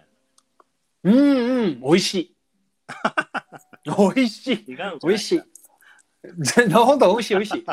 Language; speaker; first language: Japanese; non-native, learner; English